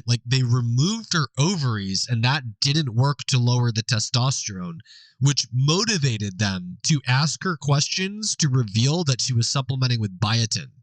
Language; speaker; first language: English; native; English